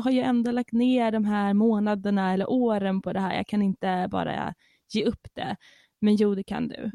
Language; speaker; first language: Swedish; native; Swedish